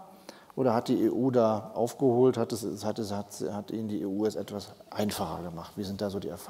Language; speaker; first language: German; native; German